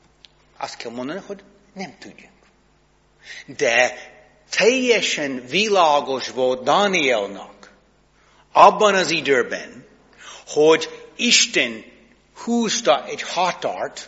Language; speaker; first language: Hungarian; non-native, fluent; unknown